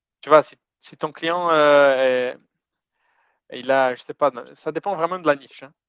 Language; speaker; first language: French; non-native, fluent; Portuguese